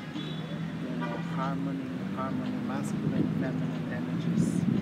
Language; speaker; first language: English; native; English